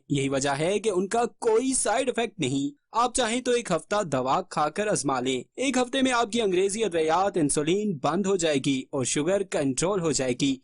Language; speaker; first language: Urdu; native; Urdu